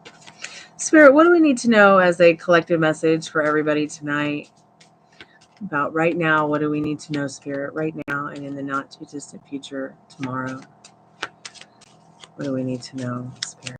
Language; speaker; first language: English; native; English